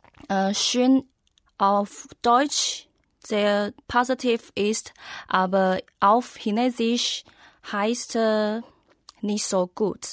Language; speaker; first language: German; non-native, learner; Chinese